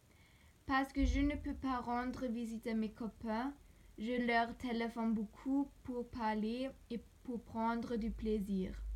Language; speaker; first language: French; non-native, learner; German